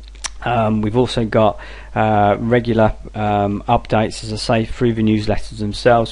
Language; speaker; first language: English; native; English